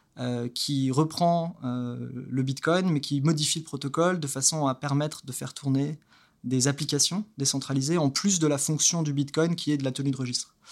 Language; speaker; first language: French; native; French